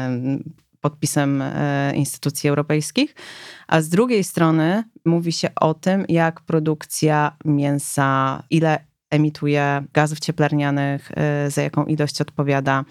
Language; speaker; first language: Polish; native; Polish